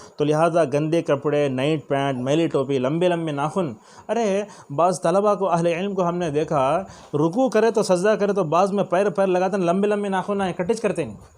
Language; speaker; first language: Urdu; native; Urdu